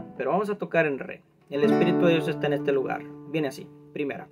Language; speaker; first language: Spanish; native; Spanish